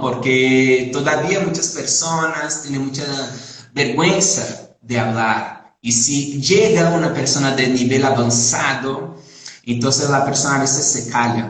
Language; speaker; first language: Spanish; non-native, fluent; Portuguese